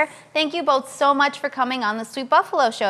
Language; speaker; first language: English; native; English